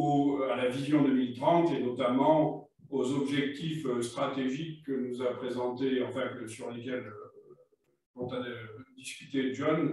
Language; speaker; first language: French; native; French